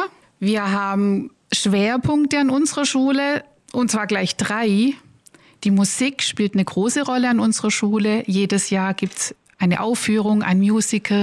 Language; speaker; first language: German; native; German